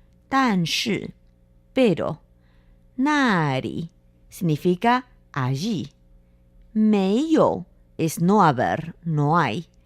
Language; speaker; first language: Spanish; non-native, fluent; Chinese